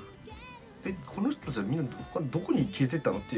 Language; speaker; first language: Japanese; native; Japanese